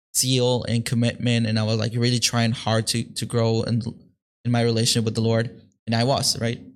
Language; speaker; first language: English; early bilingual, other home language; Spanish